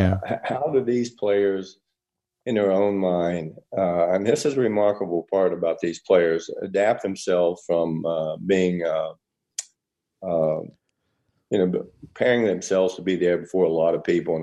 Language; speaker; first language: English; native; English